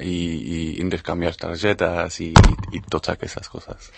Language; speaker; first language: Catalan; non-native, fluent; Spanish